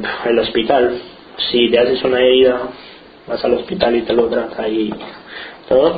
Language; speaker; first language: Spanish; non-native, fluent; Romanian